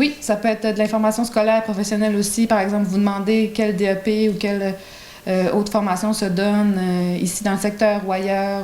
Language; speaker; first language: French; native; French